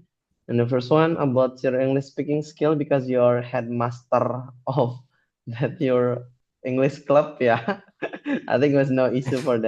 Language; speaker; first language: English; non-native, fluent; Indonesian